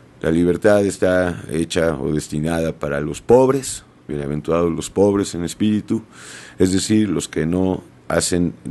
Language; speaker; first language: Spanish; native; Spanish